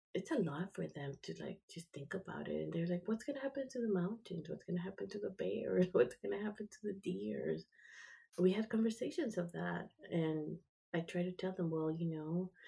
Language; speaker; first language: English; early bilingual, other home language; Spanish